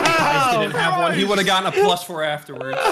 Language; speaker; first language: English; native; English